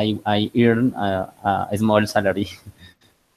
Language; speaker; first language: English; non-native, learner; Spanish